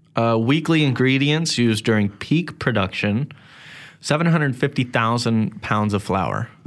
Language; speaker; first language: English; native; English